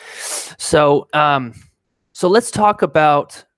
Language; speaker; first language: English; native; English